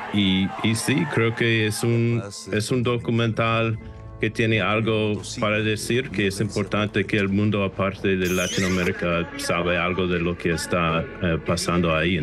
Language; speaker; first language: Spanish; non-native, fluent; English